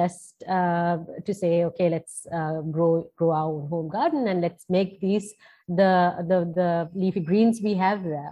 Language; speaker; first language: English; non-native, local second language; Sinhala